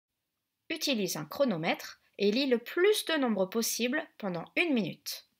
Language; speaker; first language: French; native; French